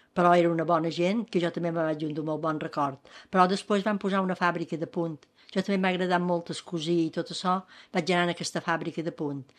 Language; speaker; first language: Catalan; native; Catalan